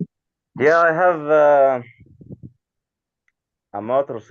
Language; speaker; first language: English; non-native, learner; Arabic